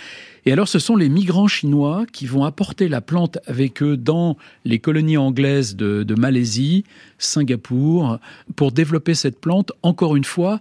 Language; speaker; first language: French; native; French